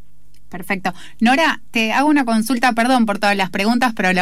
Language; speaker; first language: Spanish; native; Spanish